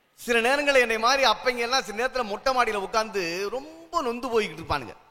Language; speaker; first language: Tamil; native; Tamil